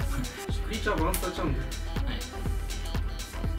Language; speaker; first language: Japanese; native; Japanese